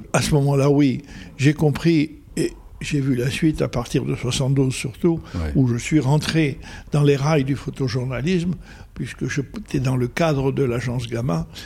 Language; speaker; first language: French; non-native, local second language; Arabic